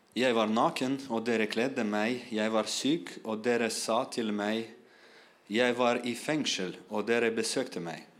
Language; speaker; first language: Norwegian; non-native, learner; Russian